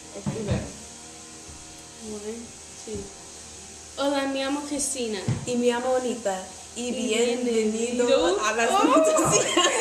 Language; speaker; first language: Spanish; non-native, learner; English